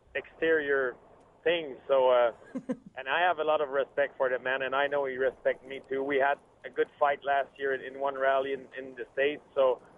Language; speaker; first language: English; native; English